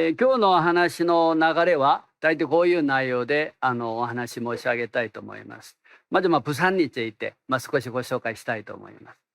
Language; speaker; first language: Japanese; non-native, fluent; Korean